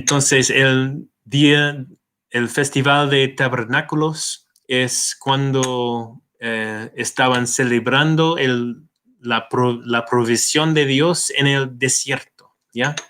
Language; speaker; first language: Spanish; non-native, fluent; English